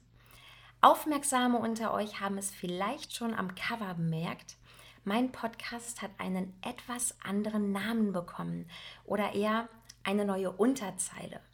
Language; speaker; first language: German; native; German